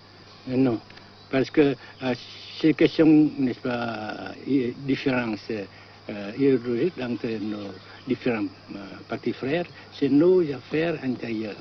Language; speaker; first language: French; non-native, local second language; Vietnamese